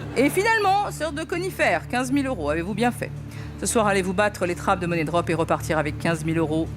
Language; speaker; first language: French; native; French